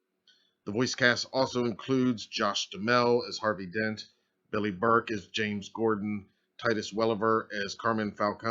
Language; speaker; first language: English; native; English